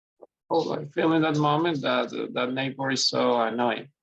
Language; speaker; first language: English; non-native, learner; Spanish